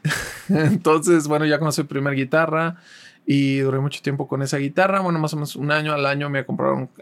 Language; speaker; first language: Spanish; native; Spanish